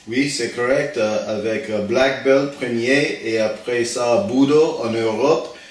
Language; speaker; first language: French; non-native, learner; English